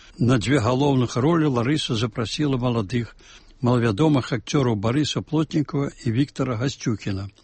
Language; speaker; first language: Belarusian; native; Belarusian